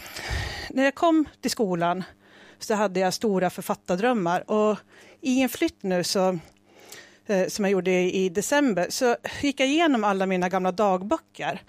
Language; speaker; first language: Swedish; native; Swedish